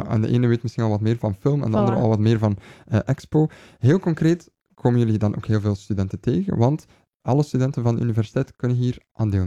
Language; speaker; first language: Dutch; native; Dutch